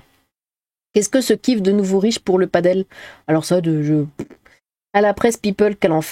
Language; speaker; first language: French; native; French